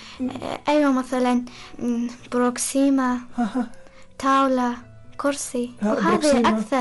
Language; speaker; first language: Arabic; non-native, learner; Persian